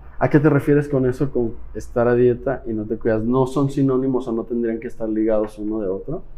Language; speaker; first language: Spanish; native; Spanish